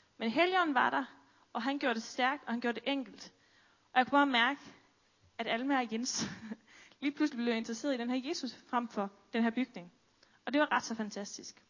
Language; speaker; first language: Danish; native; Danish